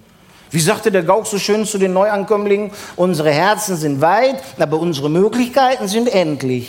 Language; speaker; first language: German; native; German